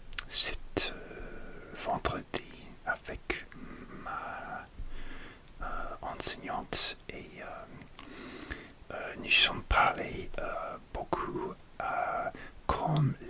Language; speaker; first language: French; non-native, learner; English